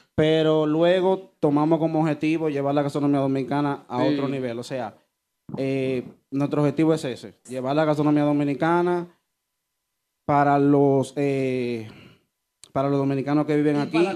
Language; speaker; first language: Spanish; early bilingual, heritage; Spanish